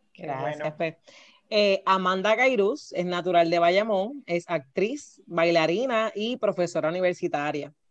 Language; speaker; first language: Spanish; native; Spanish